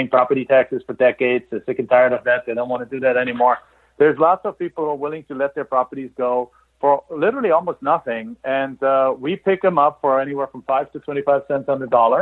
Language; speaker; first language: English; non-native, fluent; German